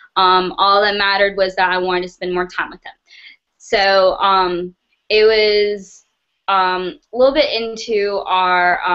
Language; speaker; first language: English; native; English